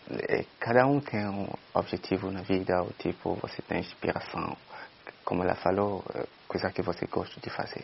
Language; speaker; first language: Portuguese; non-native, fluent; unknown